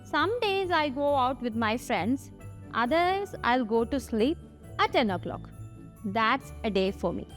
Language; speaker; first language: English; non-native, local second language; Malayalam